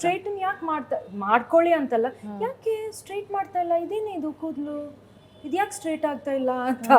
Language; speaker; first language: Kannada; non-native, local second language; Malayalam